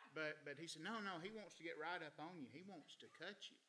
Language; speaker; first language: English; native; English